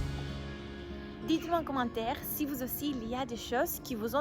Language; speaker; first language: French; non-native, learner; Greek